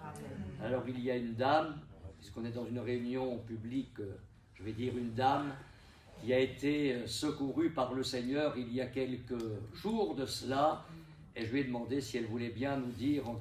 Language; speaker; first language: French; native; French